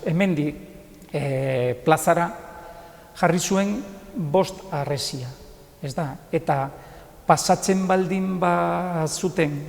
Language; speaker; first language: Basque; non-native, local second language; Spanish